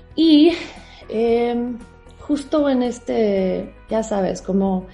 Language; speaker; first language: Spanish; non-native, fluent; English